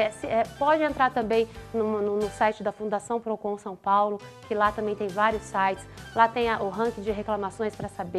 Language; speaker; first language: Portuguese; native; Portuguese